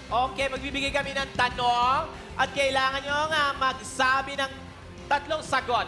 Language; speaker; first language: Filipino; native; Filipino